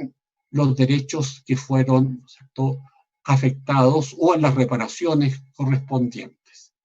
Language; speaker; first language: Spanish; native; Spanish